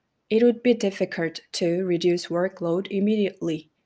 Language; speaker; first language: English; non-native, fluent; Korean